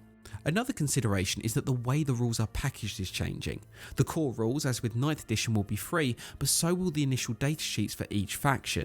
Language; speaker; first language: English; native; English